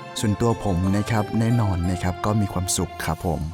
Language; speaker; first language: Thai; native; Thai